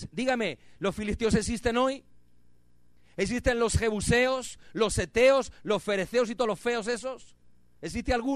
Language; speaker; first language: Spanish; native; Spanish